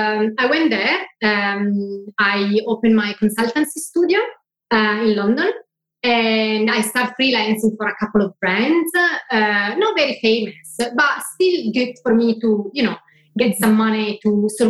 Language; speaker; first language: English; non-native, fluent; Italian